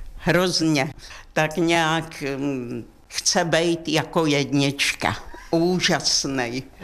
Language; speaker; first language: Czech; native; Czech